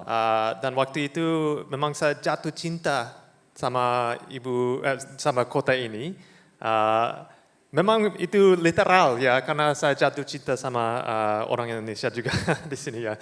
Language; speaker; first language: Indonesian; non-native, fluent; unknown